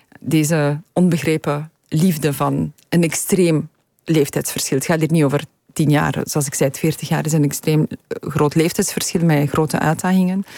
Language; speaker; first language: Dutch; early bilingual, other home language; Polish